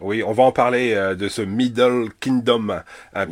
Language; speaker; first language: French; native; French